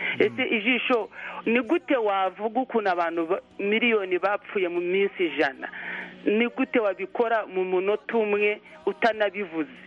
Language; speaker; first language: Kinyarwanda; early bilingual, heritage; Kinyarwanda